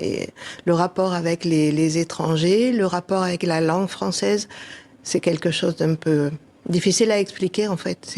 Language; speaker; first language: French; native; French